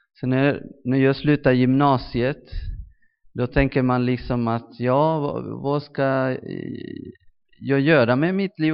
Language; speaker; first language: Swedish; non-native, fluent; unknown